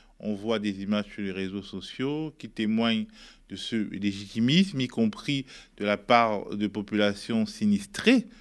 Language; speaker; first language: French; native; French